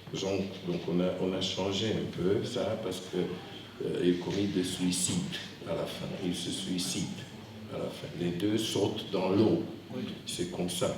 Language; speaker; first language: French; non-native, fluent; Hungarian